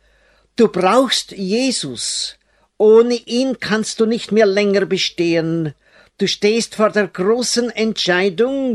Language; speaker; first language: German; native; German